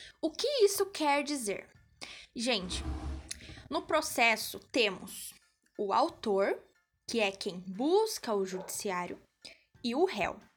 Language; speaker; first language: Portuguese; native; Portuguese